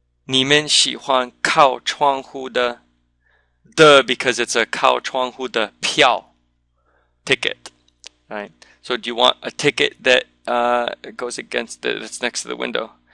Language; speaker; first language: English; native; English